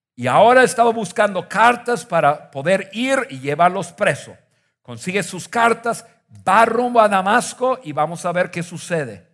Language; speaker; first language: Spanish; non-native, fluent; English